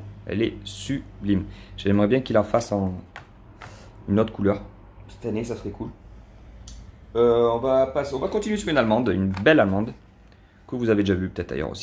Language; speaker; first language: French; native; French